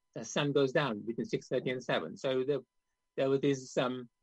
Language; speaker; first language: English; non-native, local second language; Gujarati